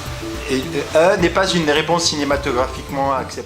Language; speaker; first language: French; native; French